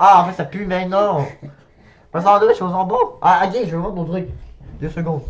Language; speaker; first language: French; native; French